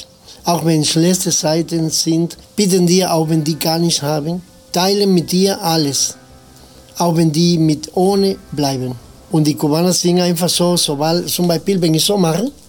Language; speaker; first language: German; non-native, fluent; Spanish